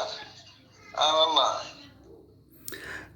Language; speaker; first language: French; non-native, local second language; Bambara